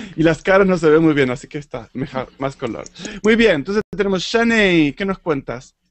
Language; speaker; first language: Spanish; native; Spanish